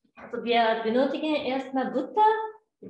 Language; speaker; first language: German; non-native, learner; Japanese